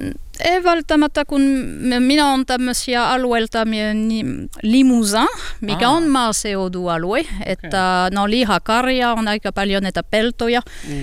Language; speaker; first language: Finnish; non-native, learner; French